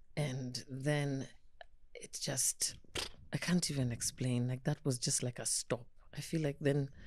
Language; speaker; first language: English; non-native, local second language; Kikuyu